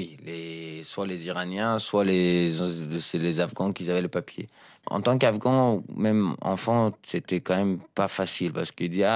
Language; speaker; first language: French; non-native, fluent; Persian